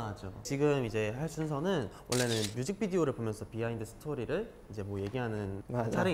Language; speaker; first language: Korean; native; Korean